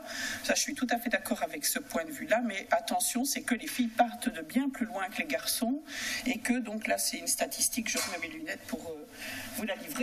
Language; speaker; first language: French; native; French